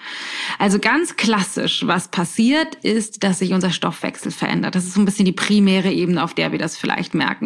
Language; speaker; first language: German; native; German